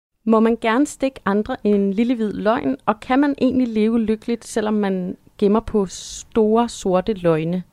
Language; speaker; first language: Danish; native; Danish